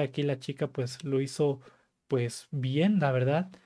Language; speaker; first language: Spanish; native; Spanish